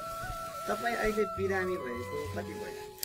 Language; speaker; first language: Nepali; native; Nepali